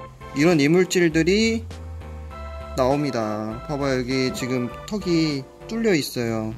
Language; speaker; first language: Korean; native; Korean